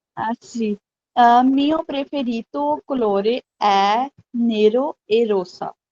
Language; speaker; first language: Italian; non-native, learner; Urdu